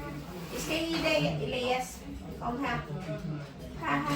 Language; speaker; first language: Swedish; non-native, learner; Cebuano